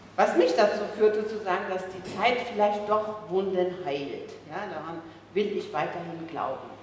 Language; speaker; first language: German; early bilingual, other home language; Turkish